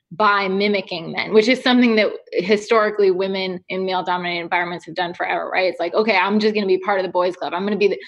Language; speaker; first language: English; native; English